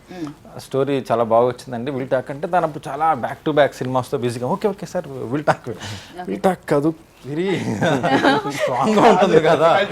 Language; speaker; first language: Telugu; native; Telugu